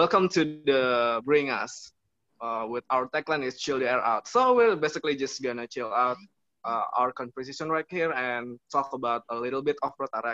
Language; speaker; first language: English; non-native, learner; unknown